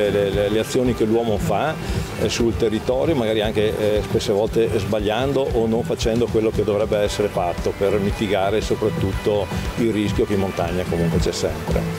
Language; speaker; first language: Italian; native; Italian